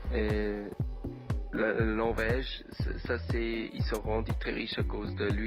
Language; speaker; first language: French; non-native, learner; Swedish